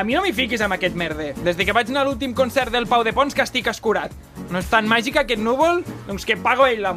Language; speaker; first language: Catalan; native; Catalan